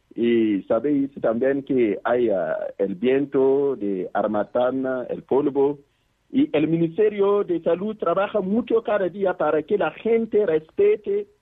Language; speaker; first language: Spanish; non-native, fluent; Mossi